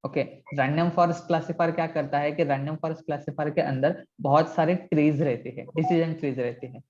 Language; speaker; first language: Hindi; non-native, local second language; Marathi